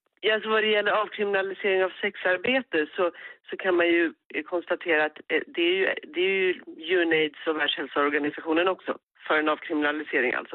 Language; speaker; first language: Swedish; native; Swedish